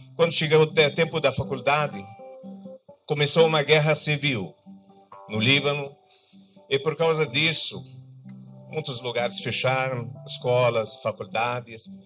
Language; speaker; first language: Portuguese; non-native, fluent; Arabic